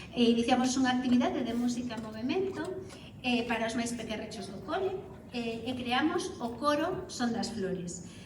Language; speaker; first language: Galician; non-native, local second language; Spanish